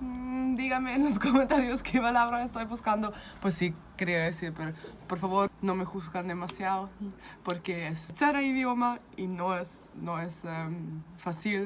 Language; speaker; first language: Spanish; non-native, fluent; German